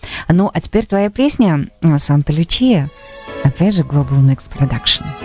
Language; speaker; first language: Russian; native; Russian